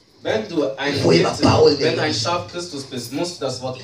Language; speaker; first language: German; non-native, learner; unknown